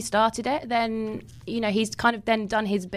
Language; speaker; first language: English; native; English